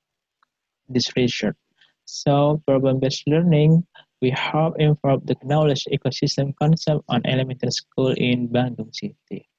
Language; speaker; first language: English; non-native, learner; Indonesian